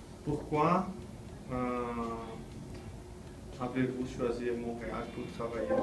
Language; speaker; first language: French; non-native, learner; Portuguese